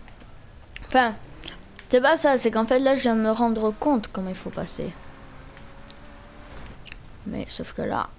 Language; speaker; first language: French; native; French